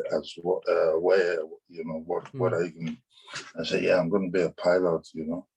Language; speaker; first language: English; non-native, local second language; Yoruba